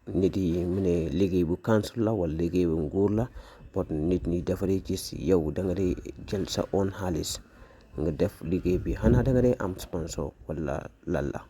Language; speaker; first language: Wolof; non-native, local second language; Mandingo